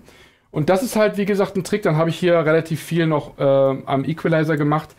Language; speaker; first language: German; native; German